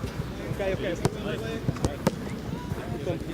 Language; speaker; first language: German; non-native, learner; Italian